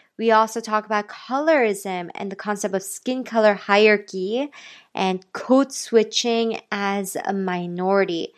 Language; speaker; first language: English; native; English